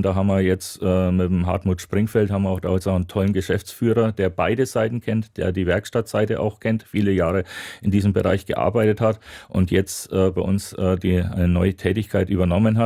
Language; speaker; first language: German; native; German